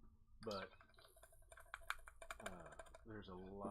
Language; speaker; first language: English; native; English